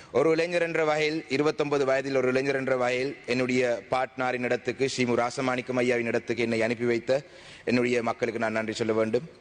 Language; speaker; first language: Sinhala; non-native, local second language; Tamil